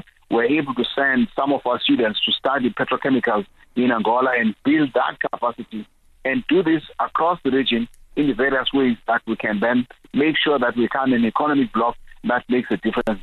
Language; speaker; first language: English; non-native, local second language; Xhosa